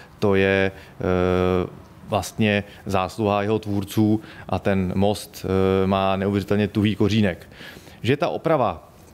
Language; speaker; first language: Czech; native; Czech